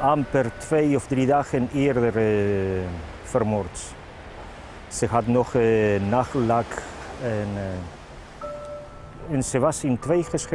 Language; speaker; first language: Dutch; non-native, fluent; Spanish